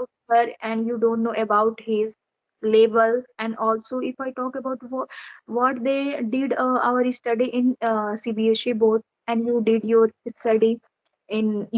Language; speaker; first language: English; non-native, learner; Odia